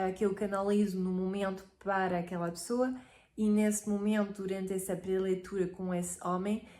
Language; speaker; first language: Portuguese; non-native, fluent; French